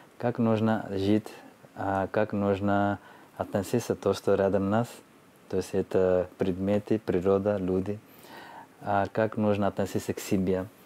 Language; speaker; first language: Russian; non-native, fluent; Telugu